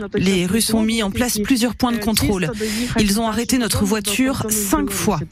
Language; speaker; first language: French; non-native, fluent; Ukrainian